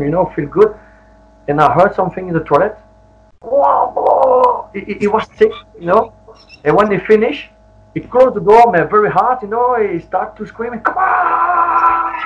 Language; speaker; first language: English; non-native, learner; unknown